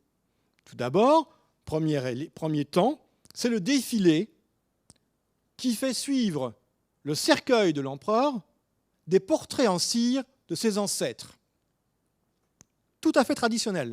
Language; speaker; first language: French; native; French